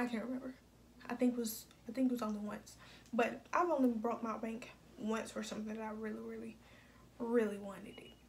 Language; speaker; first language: English; native; English